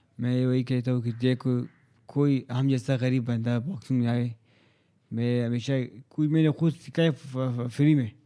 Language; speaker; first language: Urdu; non-native, local second language; Hazaragi